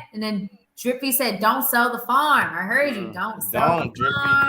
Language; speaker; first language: English; native; English